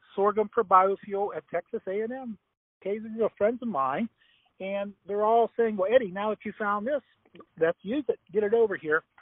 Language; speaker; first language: English; native; English